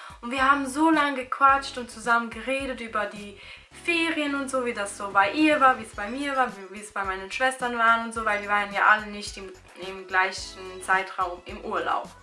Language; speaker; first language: German; early bilingual, other home language; Albanian